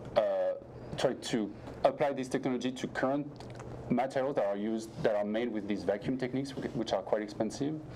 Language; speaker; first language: English; non-native, fluent; French